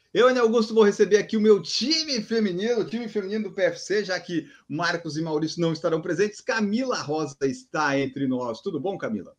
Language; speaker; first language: Portuguese; native; Portuguese